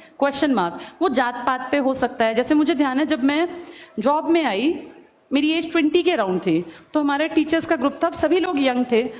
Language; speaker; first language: Hindi; native; Hindi